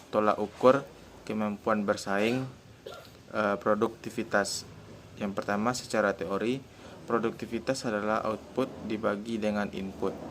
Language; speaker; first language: Indonesian; native; Indonesian